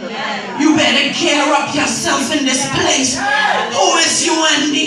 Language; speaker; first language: English; native; English